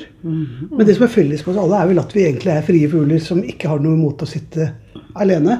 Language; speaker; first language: Norwegian; native; Norwegian